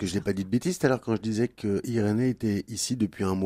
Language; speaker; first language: French; native; French